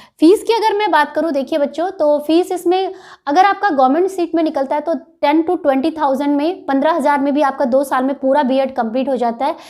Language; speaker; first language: Hindi; native; Hindi